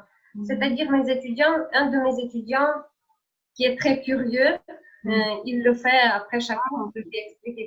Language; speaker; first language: French; non-native, fluent; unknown